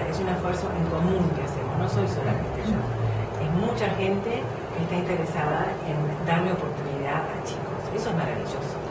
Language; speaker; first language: Spanish; non-native, fluent; English